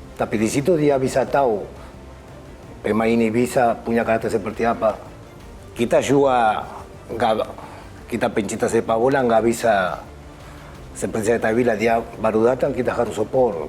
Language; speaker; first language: Indonesian; non-native, fluent; Spanish